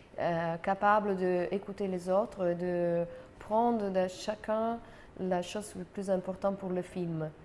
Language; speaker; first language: French; non-native, fluent; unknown